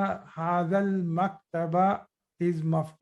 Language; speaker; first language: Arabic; non-native, fluent; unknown